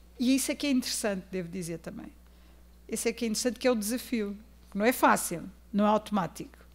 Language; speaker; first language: Portuguese; native; Portuguese